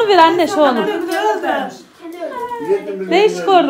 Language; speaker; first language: Turkish; native; Turkish